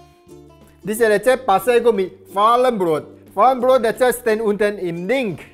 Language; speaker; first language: German; non-native, learner; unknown